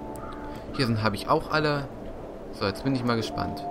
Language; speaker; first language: German; native; German